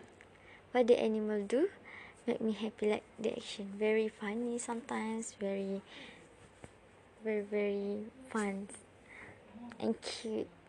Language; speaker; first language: English; non-native, learner; Malay